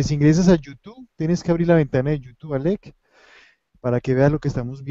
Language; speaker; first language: Spanish; native; Spanish